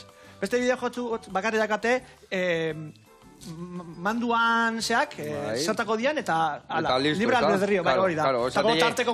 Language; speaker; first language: Basque; native; Basque